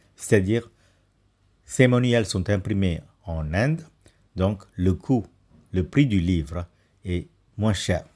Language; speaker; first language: French; non-native, fluent; Tamil